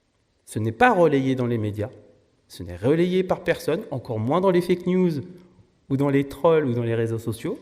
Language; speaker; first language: French; native; French